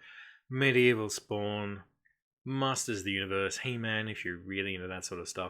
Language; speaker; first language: English; native; English